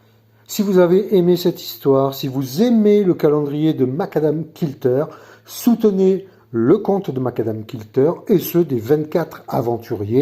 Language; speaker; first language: French; native; French